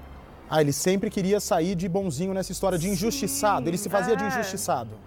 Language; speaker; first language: Portuguese; native; Portuguese